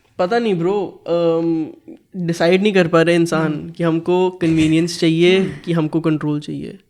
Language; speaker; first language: Hindi; early bilingual, heritage; Hindi